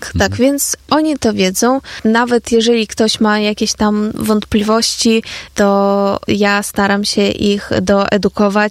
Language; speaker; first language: Polish; non-native, fluent; Ukrainian